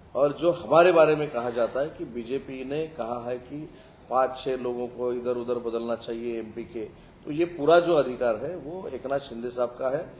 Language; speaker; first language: Hindi; non-native, local second language; Marathi